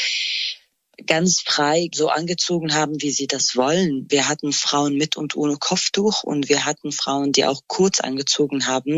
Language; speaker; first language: German; non-native, fluent; Kurdish